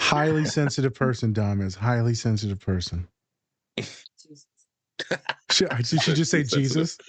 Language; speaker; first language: English; native; English